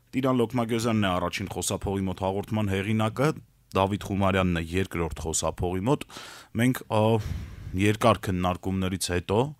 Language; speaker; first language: Armenian; native; Armenian